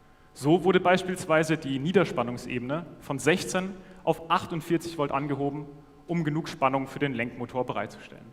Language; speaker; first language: German; native; German